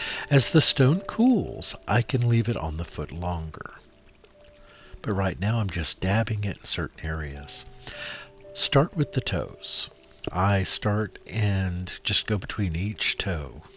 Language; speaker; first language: English; native; English